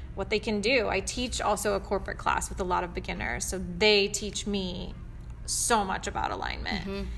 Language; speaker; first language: English; native; English